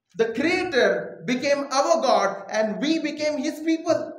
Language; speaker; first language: English; non-native, local second language; Marathi